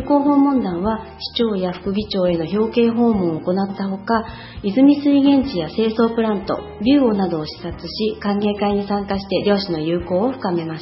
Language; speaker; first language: Japanese; native; Japanese